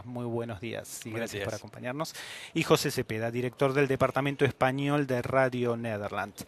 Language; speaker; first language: Spanish; native; Spanish